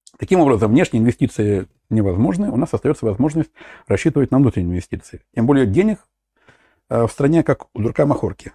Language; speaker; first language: Russian; native; Russian